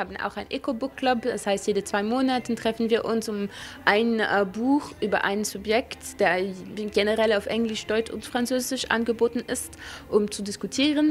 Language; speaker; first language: German; non-native, local second language; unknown